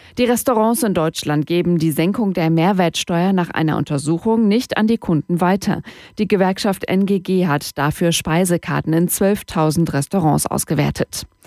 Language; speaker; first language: German; native; German